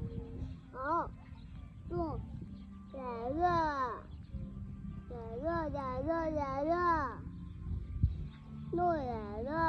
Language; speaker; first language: Chinese; native; Chinese